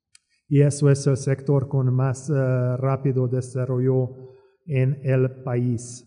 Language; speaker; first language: Spanish; non-native, fluent; Hungarian